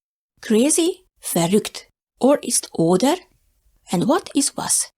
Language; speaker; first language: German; non-native, fluent; Hungarian